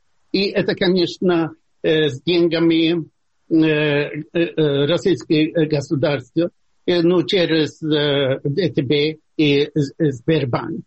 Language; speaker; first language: Russian; non-native, fluent; Swedish